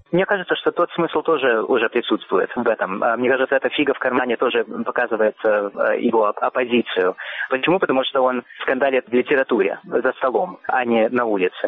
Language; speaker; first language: Russian; native; Russian